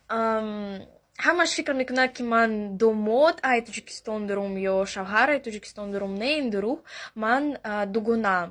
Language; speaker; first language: Tajik; non-native, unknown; Russian